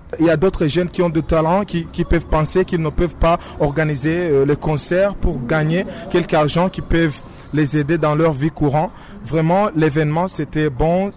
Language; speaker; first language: French; non-native, local second language; Rundi